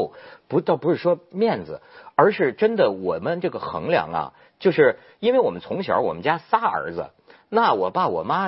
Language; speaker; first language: Chinese; native; Chinese